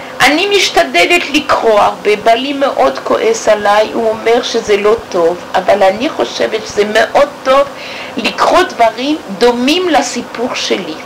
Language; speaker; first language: Hebrew; non-native, fluent; French